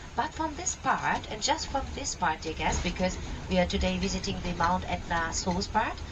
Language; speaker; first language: English; non-native, fluent; Italian